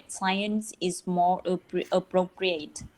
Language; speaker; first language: English; non-native, learner; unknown